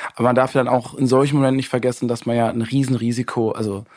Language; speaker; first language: German; native; German